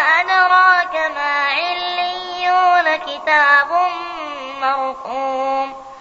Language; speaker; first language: Arabic; native; Arabic